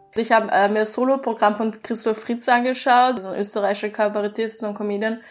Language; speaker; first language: German; native; German